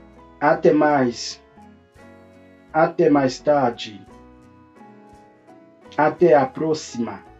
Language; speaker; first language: Portuguese; non-native, fluent; Haitian Creole